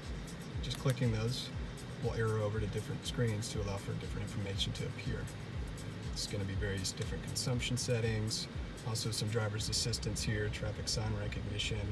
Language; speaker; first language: English; native; English